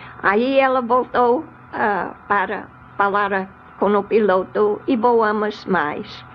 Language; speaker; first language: Portuguese; non-native, fluent; English